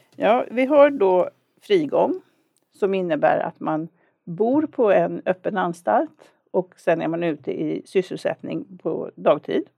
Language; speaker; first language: Swedish; native; Swedish